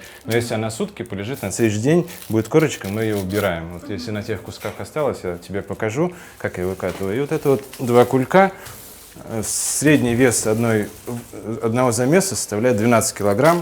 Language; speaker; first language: Russian; native; Russian